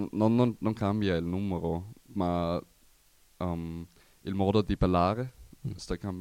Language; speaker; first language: Italian; non-native, learner; German